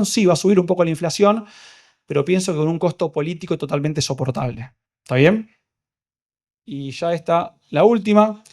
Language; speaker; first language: Spanish; native; Spanish